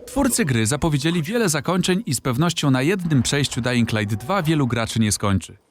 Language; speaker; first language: Polish; native; Polish